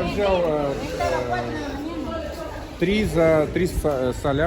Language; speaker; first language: Russian; native; Russian